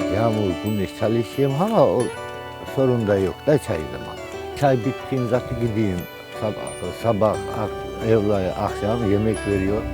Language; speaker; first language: Turkish; non-native, learner; Georgian